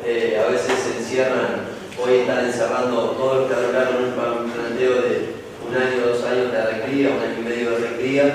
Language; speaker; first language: Spanish; native; Spanish